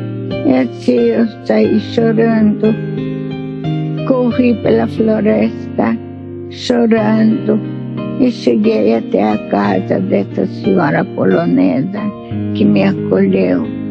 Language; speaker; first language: Portuguese; non-native, fluent; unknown